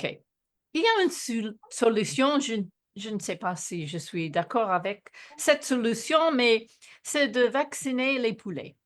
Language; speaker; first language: French; non-native, fluent; English